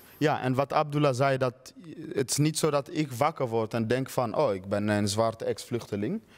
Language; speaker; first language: Dutch; early bilingual, other home language; Swahili